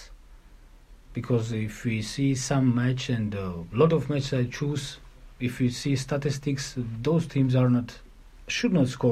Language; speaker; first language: English; non-native, learner; Georgian